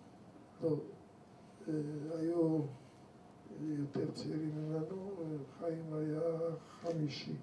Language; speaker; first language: Hebrew; non-native, fluent; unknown